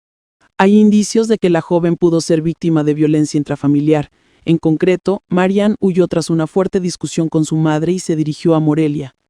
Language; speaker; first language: Spanish; native; Spanish